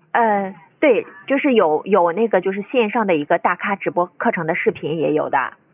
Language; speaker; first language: Chinese; native; Chinese